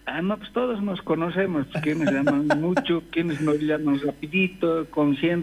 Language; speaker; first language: Spanish; native; Spanish